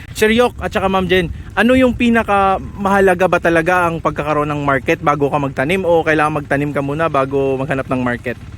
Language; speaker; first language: Filipino; native; Filipino